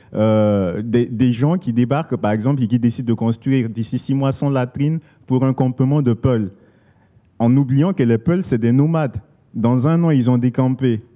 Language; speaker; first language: French; non-native, local second language; Sango